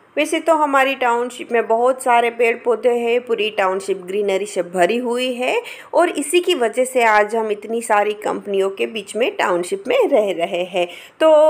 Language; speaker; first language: Hindi; non-native, local second language; Gujarati